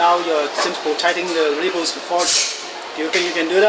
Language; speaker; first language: English; non-native, fluent; Chinese